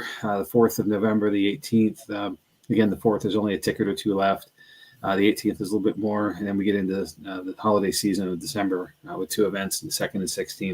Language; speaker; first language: English; native; English